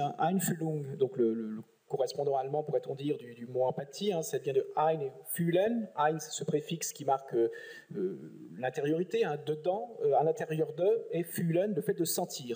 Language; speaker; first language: French; native; French